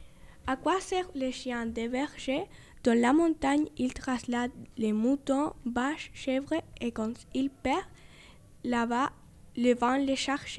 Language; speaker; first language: French; non-native, learner; Spanish